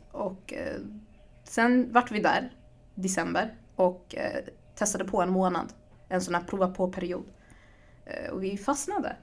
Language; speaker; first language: Swedish; early bilingual, other home language; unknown